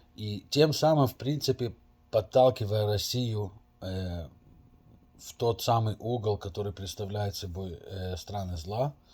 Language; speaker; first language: Russian; native; Russian